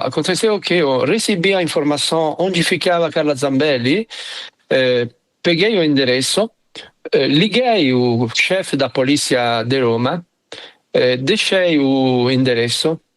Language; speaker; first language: Portuguese; non-native, fluent; Italian